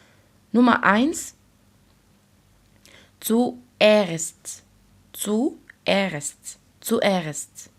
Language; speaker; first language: German; non-native, fluent; Arabic